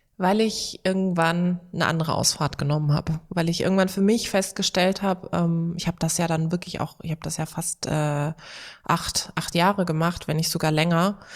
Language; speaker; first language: German; early bilingual, other home language; Turkish